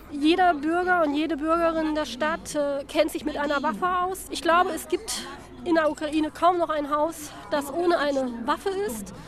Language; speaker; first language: German; native; German